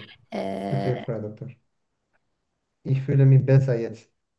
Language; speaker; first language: German; non-native, learner; Turkish